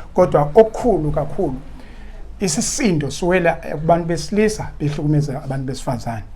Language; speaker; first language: Zulu; native; Zulu